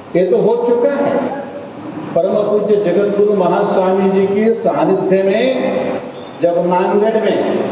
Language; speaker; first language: Hindi; non-native, local second language; Marathi